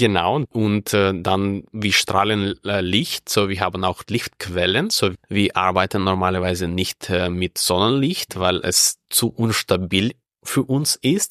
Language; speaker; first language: German; non-native, fluent; Russian